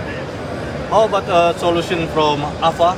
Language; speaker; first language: English; non-native, learner; Indonesian